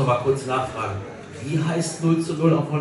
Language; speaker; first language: German; native; German